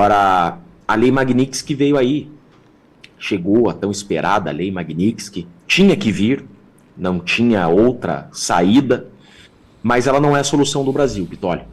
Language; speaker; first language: Portuguese; native; Portuguese